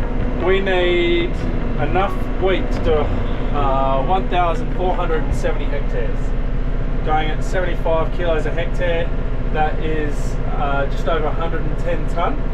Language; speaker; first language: English; native; English